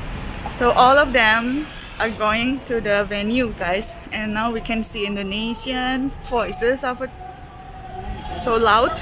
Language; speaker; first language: English; non-native, fluent; Indonesian